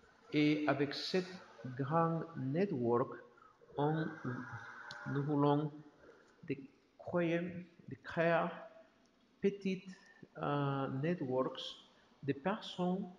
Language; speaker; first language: French; non-native, learner; Spanish